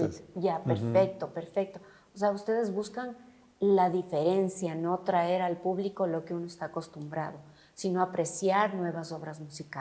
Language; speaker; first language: Spanish; native; Spanish